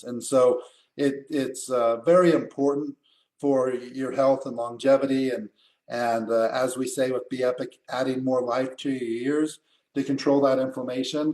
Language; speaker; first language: English; native; English